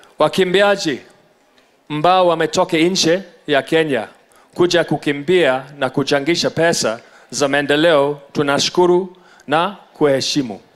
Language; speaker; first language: Swahili; non-native, local second language; English